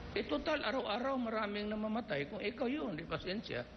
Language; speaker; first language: Filipino; non-native, local second language; Cebuano